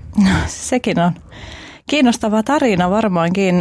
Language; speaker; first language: Finnish; early bilingual, other home language; Albanian